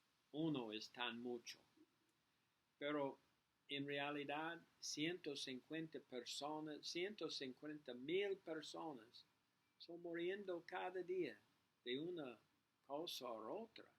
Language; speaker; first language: Spanish; non-native, learner; English